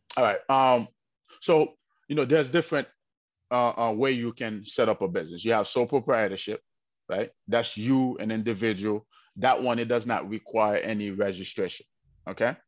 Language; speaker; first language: English; early bilingual, heritage; English